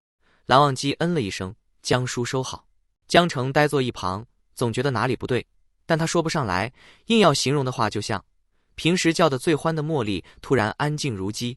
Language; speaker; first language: Chinese; native; Chinese